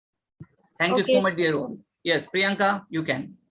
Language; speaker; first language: English; non-native, local second language; Marathi